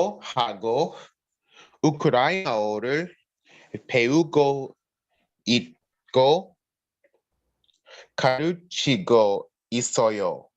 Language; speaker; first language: Korean; non-native, learner; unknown